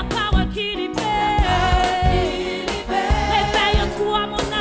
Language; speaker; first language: French; native; French